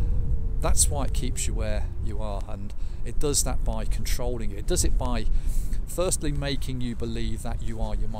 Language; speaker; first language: English; native; English